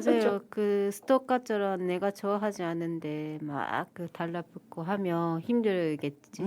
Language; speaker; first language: Korean; non-native, fluent; Japanese